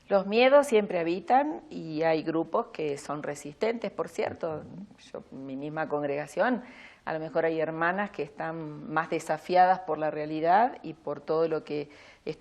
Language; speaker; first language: Spanish; native; Spanish